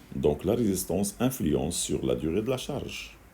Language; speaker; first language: French; non-native, local second language; Arabic